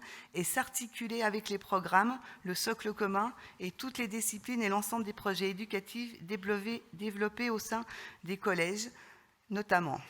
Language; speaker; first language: French; native; French